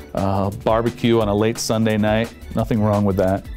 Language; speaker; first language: English; native; English